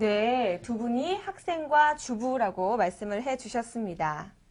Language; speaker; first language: Korean; native; Korean